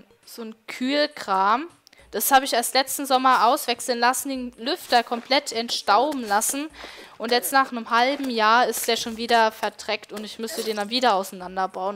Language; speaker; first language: German; native; German